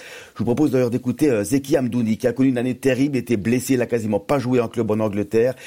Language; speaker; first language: French; native; French